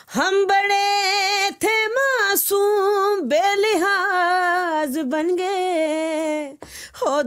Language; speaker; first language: Hindi; non-native, local second language; Punjabi